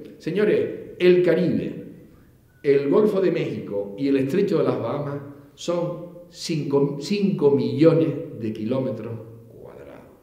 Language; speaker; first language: Spanish; native; Spanish